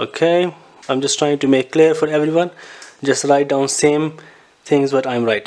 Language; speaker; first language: English; non-native, fluent; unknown